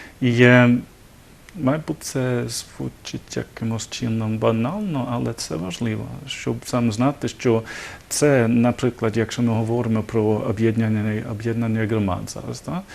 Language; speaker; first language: Ukrainian; non-native, learner; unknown